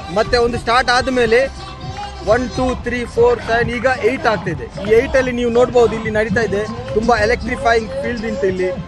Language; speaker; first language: Kannada; non-native, local second language; Badaga